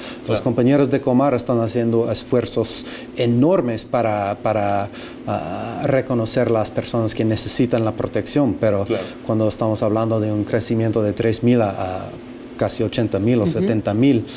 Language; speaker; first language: Spanish; non-native, fluent; English